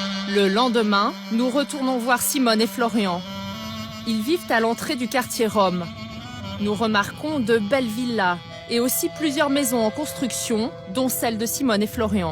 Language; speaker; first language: French; native; French